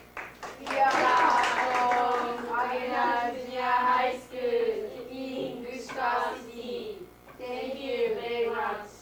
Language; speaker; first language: English; non-native, learner; Japanese